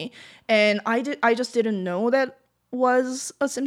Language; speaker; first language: English; non-native, fluent; Korean